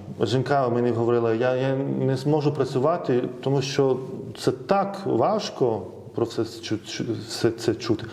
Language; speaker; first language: Ukrainian; non-native, fluent; Lithuanian